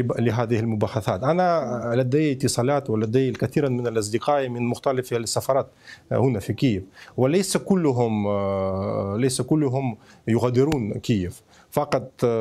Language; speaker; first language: Arabic; non-native, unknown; Ukrainian